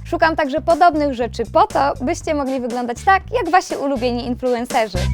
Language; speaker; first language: Polish; native; Polish